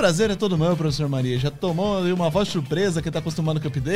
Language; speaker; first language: Portuguese; native; Portuguese